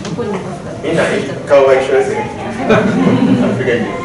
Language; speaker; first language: Japanese; non-native, fluent; Luyia